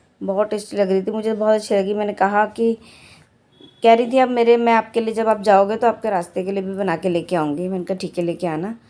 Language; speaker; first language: Hindi; native; Hindi